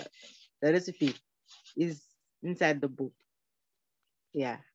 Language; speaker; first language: English; non-native, learner; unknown